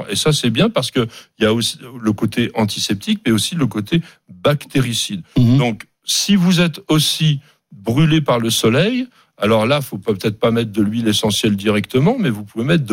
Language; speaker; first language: French; native; French